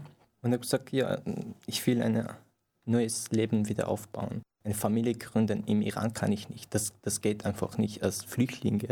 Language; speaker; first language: German; non-native, fluent; Persian